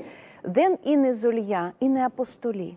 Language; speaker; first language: Greek; non-native, learner; Russian